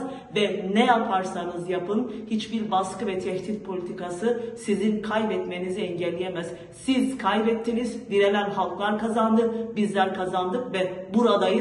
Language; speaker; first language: Turkish; native; Turkish